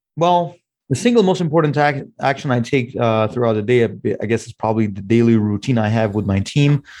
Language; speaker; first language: English; non-native, fluent; Russian